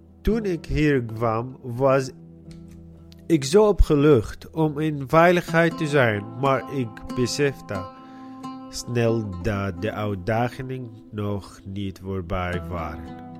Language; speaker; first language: Dutch; non-native, learner; Arabic